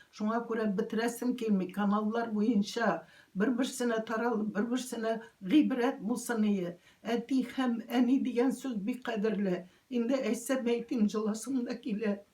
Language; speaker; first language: Tatar; native; Tatar